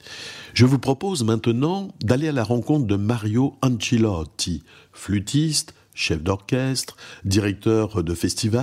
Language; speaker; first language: French; native; French